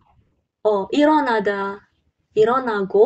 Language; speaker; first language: Korean; non-native, learner; English